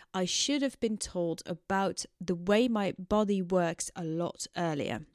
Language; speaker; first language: English; non-native, fluent; Dutch